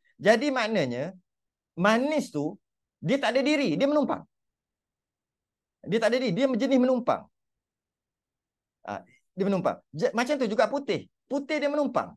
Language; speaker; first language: Malay; native; Malay